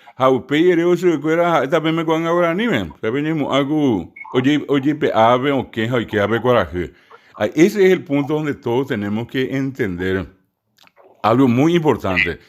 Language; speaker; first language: Spanish; non-native, local second language; Guarani